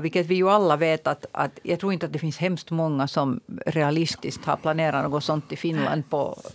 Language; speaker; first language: Swedish; native; Swedish